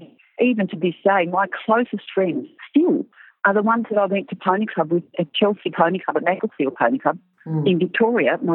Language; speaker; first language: English; native; English